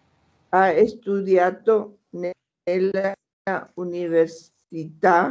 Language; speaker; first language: Italian; non-native, learner; Spanish